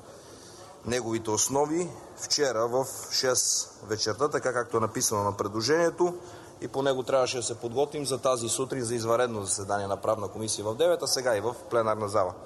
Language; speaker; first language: Bulgarian; native; Bulgarian